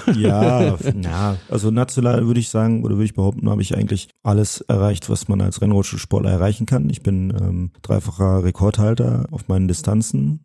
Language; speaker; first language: German; early bilingual, other home language; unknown